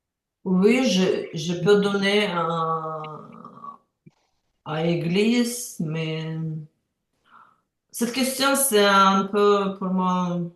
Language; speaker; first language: French; non-native, learner; Ukrainian